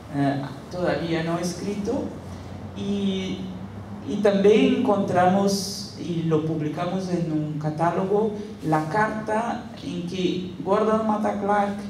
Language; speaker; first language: Spanish; non-native, fluent; Portuguese